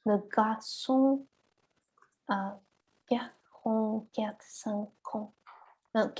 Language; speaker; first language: French; non-native, learner; Chinese